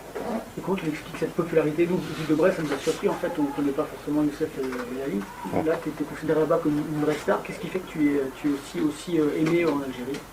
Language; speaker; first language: French; native; French